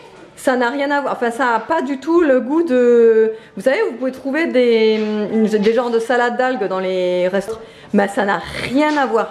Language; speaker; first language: French; native; French